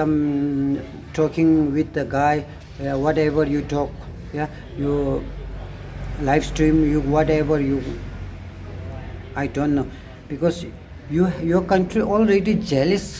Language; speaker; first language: English; non-native, learner; Tibetan